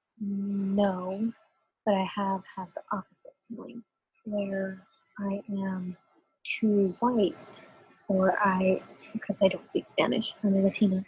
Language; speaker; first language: English; native; English